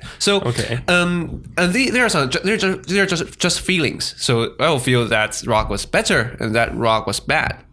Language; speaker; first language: English; non-native, fluent; Chinese